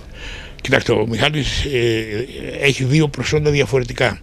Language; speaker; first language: Greek; native; Greek